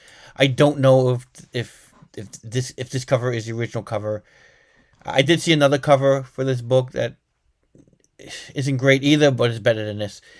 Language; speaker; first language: English; native; English